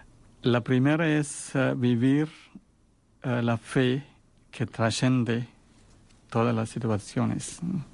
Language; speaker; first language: Spanish; non-native, fluent; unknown